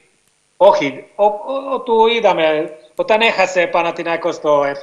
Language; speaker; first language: Greek; non-native, learner; Hungarian